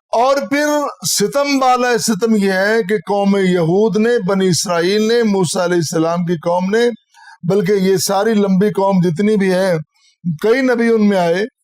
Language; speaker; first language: Urdu; non-native, local second language; Punjabi